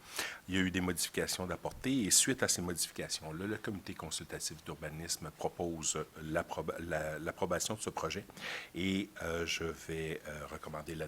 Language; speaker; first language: French; native; French